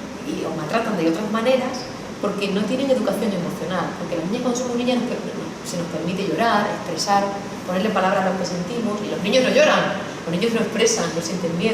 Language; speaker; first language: Spanish; native; Spanish